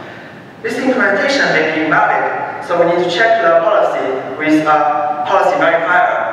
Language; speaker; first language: English; non-native, fluent; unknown